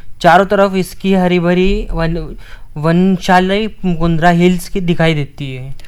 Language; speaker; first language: Hindi; native; Hindi